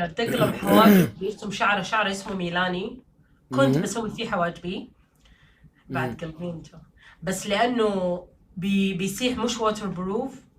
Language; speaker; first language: Arabic; native; Arabic